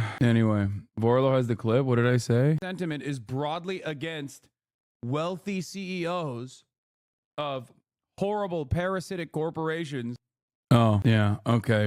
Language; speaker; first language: English; native; English